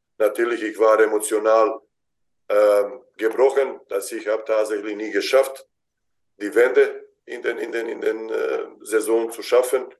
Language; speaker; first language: German; non-native, fluent; Bosnian